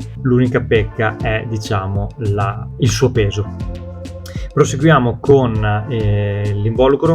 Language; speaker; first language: Italian; native; Italian